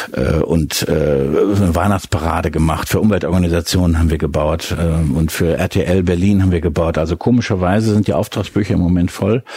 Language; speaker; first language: German; native; German